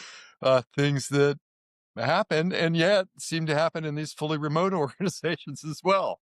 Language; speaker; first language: English; native; English